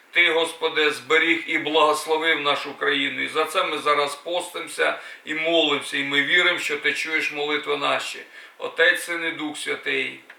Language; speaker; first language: Ukrainian; native; Ukrainian